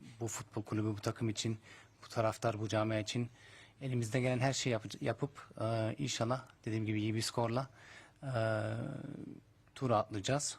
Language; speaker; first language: Turkish; early bilingual, heritage; Turkish